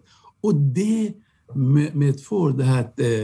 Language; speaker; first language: Swedish; non-native, fluent; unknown